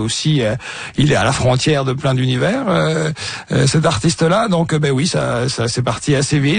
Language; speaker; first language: French; native; French